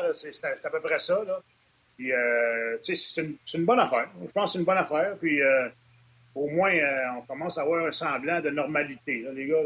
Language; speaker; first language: French; native; French